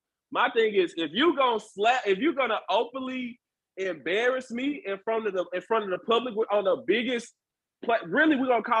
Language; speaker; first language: English; native; English